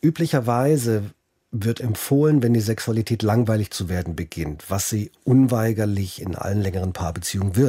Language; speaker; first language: German; native; German